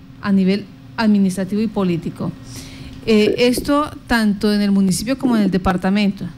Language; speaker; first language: Spanish; native; Spanish